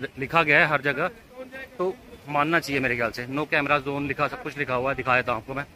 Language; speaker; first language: Hindi; native; Hindi